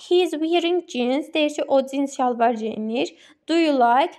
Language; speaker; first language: English; non-native, fluent; Azerbaijani